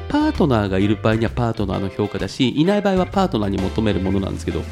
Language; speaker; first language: Japanese; native; Japanese